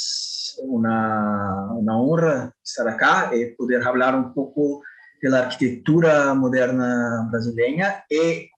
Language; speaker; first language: Spanish; non-native, fluent; Portuguese